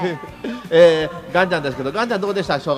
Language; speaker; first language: Japanese; native; Japanese